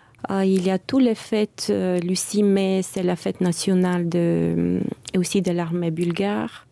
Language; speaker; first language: French; non-native, fluent; Bulgarian